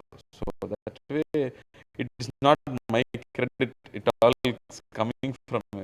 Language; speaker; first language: Telugu; non-native, learner; Tamil